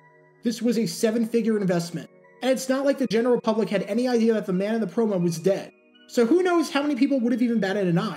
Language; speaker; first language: English; native; English